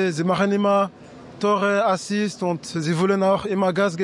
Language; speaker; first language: German; non-native, fluent; French